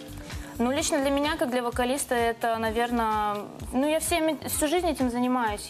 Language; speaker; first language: Russian; native; Russian